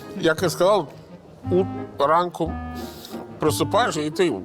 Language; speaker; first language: Ukrainian; non-native, fluent; Italian